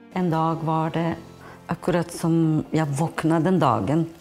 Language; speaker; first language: Norwegian; non-native, fluent; Albanian